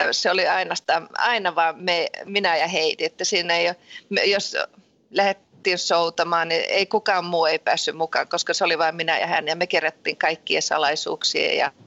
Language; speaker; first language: Finnish; early bilingual, heritage; Finnish